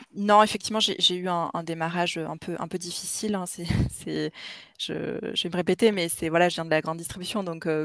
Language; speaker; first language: French; native; French